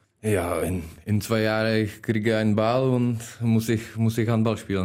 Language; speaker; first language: German; non-native, learner; Czech